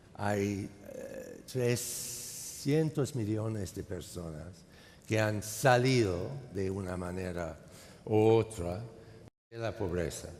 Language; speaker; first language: Spanish; non-native, fluent; English